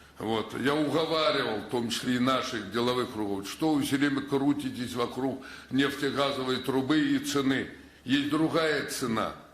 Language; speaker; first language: Russian; native; Russian